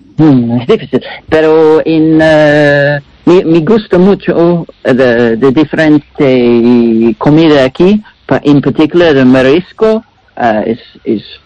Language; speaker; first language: Spanish; non-native, learner; English